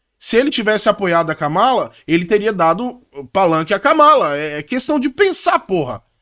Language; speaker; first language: Portuguese; native; Portuguese